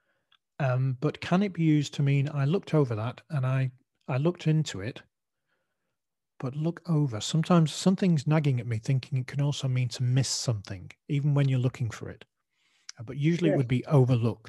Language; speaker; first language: English; native; English